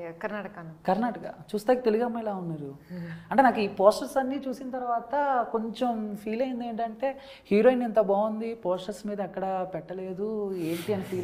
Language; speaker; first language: Telugu; native; Telugu